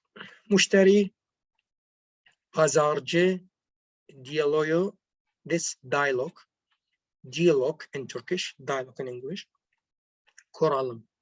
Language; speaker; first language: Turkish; non-native, fluent; Arabic